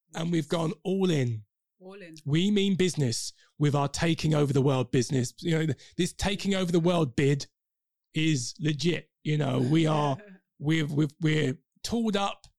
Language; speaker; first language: English; native; English